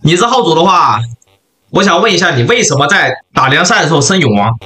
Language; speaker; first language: Chinese; native; Chinese